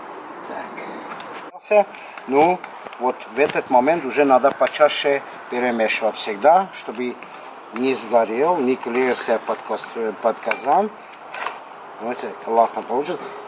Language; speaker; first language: Russian; non-native, fluent; Armenian